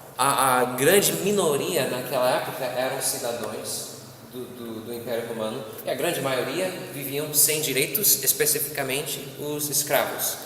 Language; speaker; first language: Portuguese; non-native, fluent; English